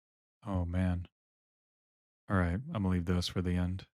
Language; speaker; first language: English; native; English